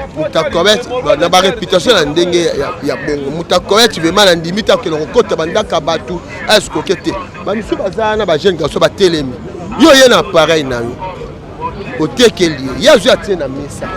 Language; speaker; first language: Lingala; native; Lingala